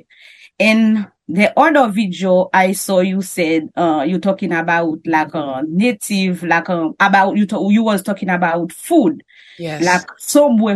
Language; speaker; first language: English; non-native, learner; French